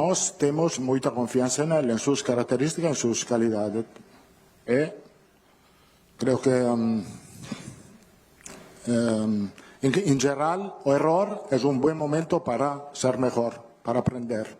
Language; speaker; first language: Portuguese; non-native, learner; Italian